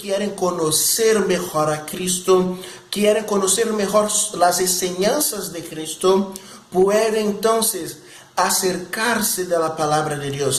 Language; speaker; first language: Spanish; non-native, fluent; Portuguese